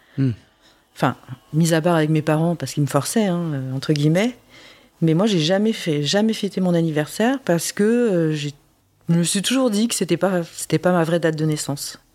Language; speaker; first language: French; early bilingual, other home language; Korean